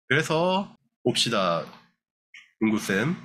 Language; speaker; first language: Korean; native; Korean